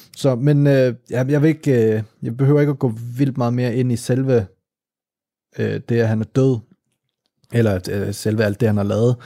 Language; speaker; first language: Danish; native; Danish